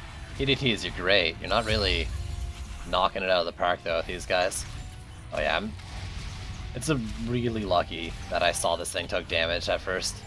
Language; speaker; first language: English; native; English